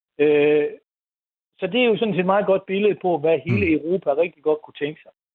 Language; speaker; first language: Danish; native; Danish